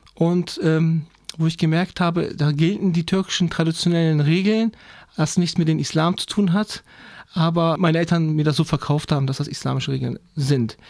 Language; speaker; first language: German; early bilingual, other home language; Turkish